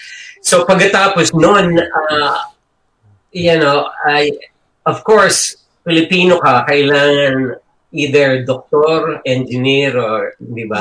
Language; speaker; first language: English; non-native, local second language; Filipino